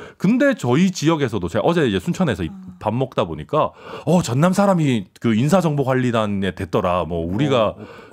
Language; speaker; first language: Korean; native; Korean